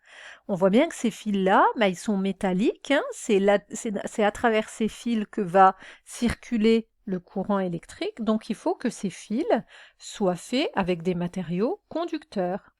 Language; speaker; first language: French; native; French